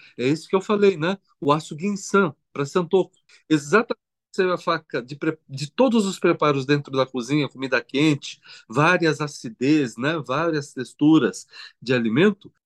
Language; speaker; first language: Portuguese; early bilingual, other home language; Korean